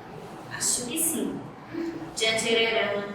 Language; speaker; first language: Portuguese; native; Portuguese